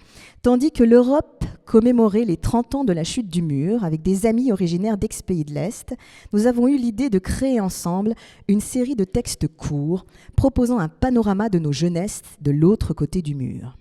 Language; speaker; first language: French; native; French